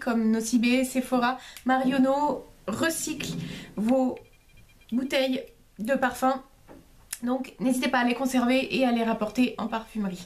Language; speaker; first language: French; native; French